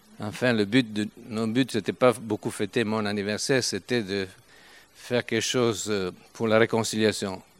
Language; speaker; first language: French; non-native, fluent; Italian